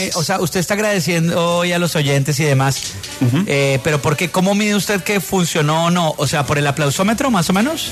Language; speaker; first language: Spanish; native; Spanish